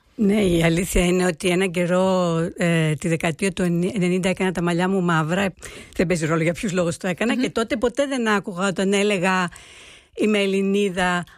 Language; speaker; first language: Greek; early bilingual, heritage; Greek